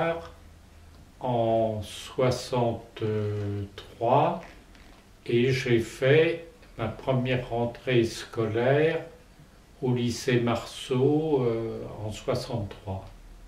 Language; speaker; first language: French; native; French